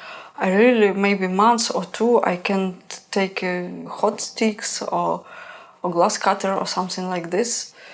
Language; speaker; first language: English; non-native, learner; Ukrainian